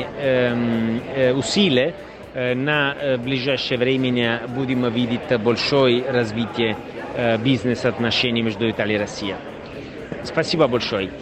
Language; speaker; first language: Russian; non-native, fluent; Italian